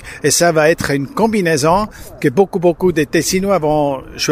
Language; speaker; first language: French; non-native, local second language; German